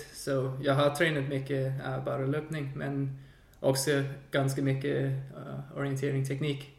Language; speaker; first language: Swedish; non-native, fluent; English